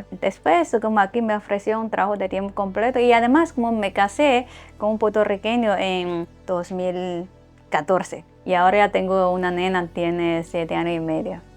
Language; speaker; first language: Spanish; non-native, fluent; Chinese